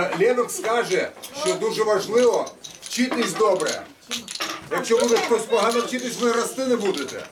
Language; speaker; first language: Ukrainian; non-native, local second language; Russian